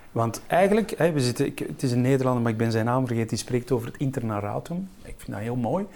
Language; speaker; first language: Dutch; native; Dutch